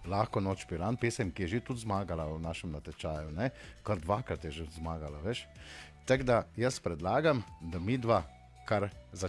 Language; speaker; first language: Slovenian; native; Slovenian